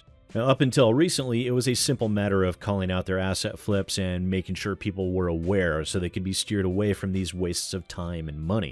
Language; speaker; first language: English; native; English